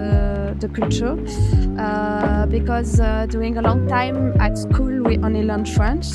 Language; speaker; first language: English; non-native, fluent; French